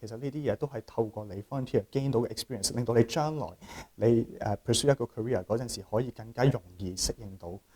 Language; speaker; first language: Cantonese; native; Cantonese